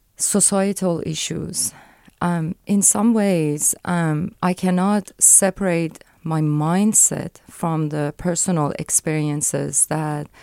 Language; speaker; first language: English; non-native, fluent; Persian